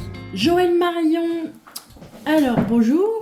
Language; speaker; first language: French; native; French